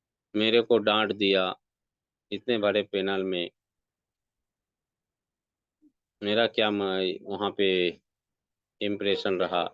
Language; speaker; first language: Hindi; native; Hindi